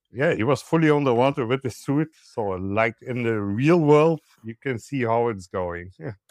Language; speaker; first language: English; non-native, learner; Dutch